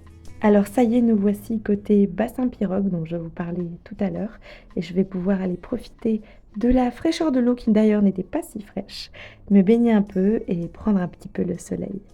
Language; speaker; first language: French; native; French